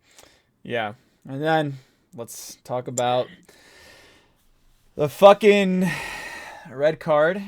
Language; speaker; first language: English; native; English